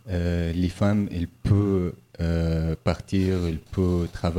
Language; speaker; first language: French; non-native, learner; Arabic